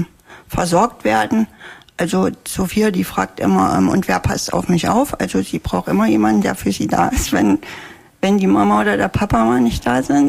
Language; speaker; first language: German; native; German